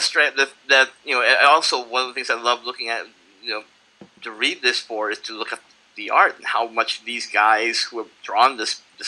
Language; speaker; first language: English; non-native, local second language; Filipino